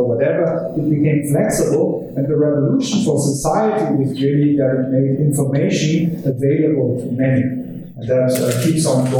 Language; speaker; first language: English; non-native, fluent; German